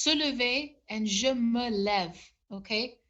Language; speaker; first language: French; non-native, fluent; English